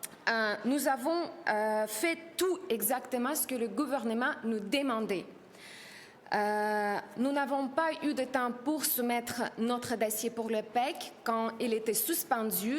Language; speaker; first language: French; non-native, learner; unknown